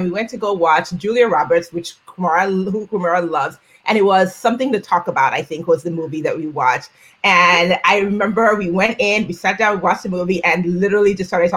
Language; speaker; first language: English; non-native, local second language; Yoruba